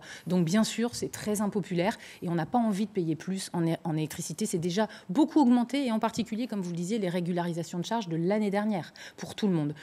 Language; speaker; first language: French; native; French